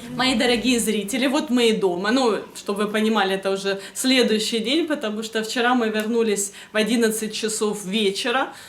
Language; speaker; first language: Russian; native; Russian